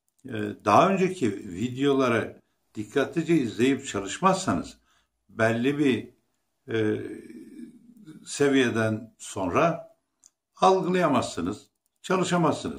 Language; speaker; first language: Turkish; native; Turkish